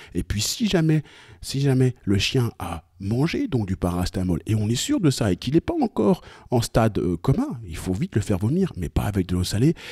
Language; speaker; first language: French; native; French